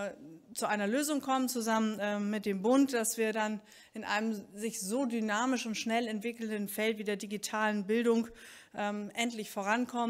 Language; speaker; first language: German; native; German